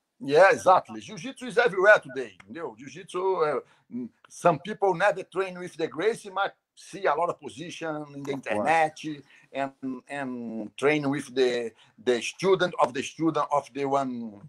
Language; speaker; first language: English; non-native, learner; Portuguese